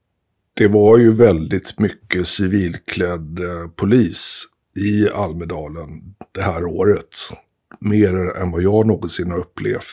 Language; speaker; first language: Swedish; native; Swedish